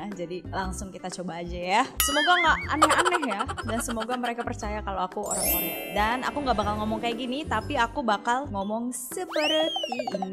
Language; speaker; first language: Indonesian; non-native, fluent; Korean